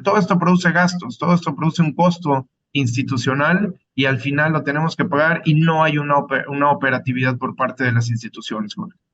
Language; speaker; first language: Spanish; native; Spanish